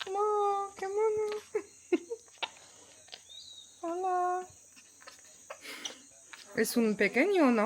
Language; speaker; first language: Spanish; non-native, learner; French